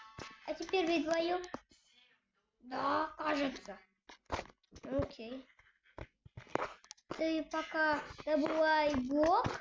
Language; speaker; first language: Russian; non-native, local second language; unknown